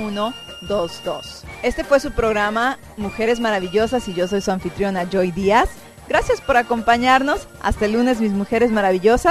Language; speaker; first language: Spanish; native; Spanish